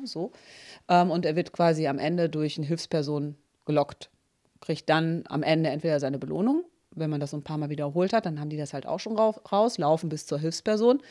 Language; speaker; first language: German; native; German